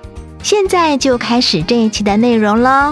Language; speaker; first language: Chinese; native; Chinese